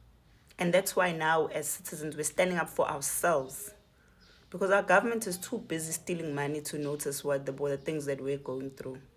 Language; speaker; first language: English; non-native, local second language; Zulu